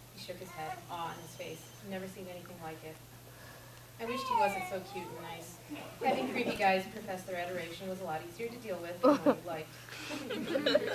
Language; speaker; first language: English; native; English